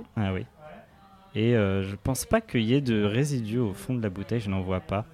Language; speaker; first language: French; native; French